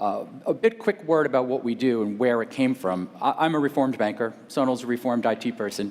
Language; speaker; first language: English; native; English